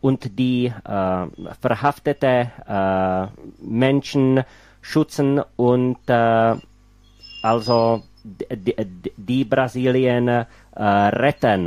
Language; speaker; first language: German; non-native, fluent; Czech